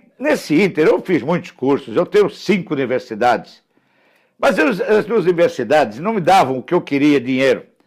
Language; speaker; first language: Portuguese; early bilingual, other home language; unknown